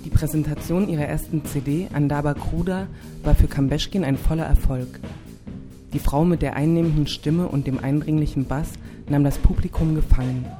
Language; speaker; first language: German; native; German